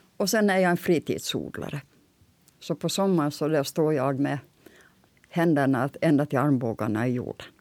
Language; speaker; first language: Swedish; native; Swedish